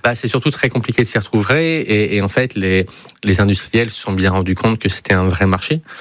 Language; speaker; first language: French; native; French